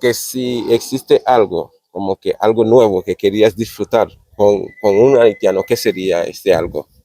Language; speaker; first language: Spanish; non-native, fluent; Haitian Creole